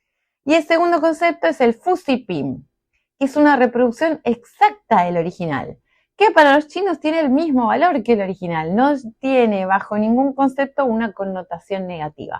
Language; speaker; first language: Spanish; native; Spanish